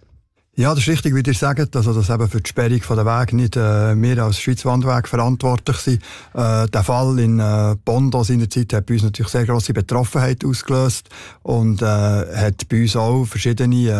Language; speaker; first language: German; native; German